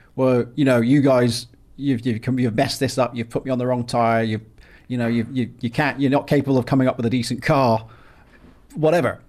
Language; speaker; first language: English; native; English